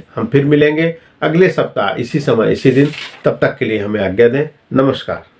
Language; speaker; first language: Hindi; native; Hindi